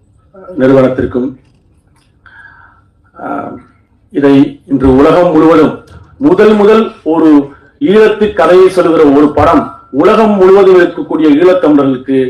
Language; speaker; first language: Tamil; native; Tamil